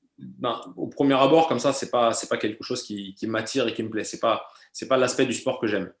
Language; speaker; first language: French; native; French